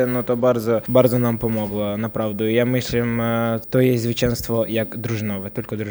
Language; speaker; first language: Polish; non-native, learner; Ukrainian